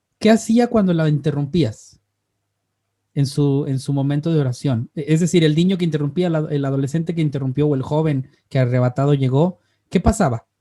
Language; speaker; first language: Spanish; native; Spanish